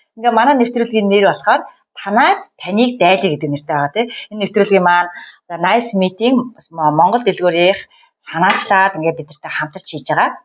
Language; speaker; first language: Mongolian; native; Mongolian